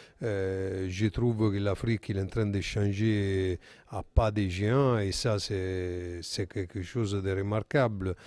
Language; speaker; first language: French; non-native, fluent; Italian